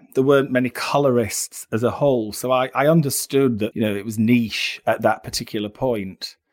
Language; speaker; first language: English; native; English